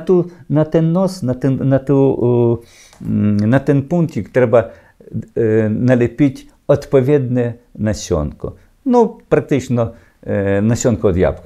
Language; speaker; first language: Polish; non-native, learner; Ukrainian